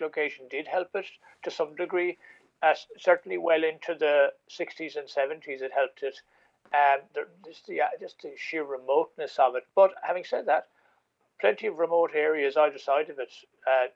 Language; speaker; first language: English; native; English